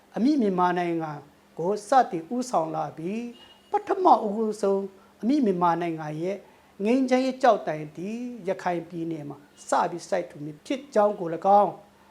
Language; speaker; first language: Burmese; non-native, local second language; Thado Chin